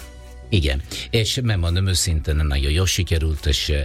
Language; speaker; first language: Hungarian; non-native, fluent; Italian